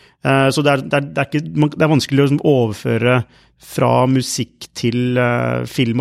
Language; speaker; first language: Norwegian; native; Norwegian